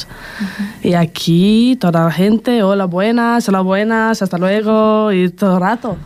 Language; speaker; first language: Spanish; non-native, fluent; Romanian